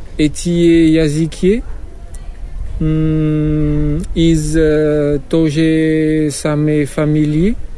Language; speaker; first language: Russian; non-native, learner; French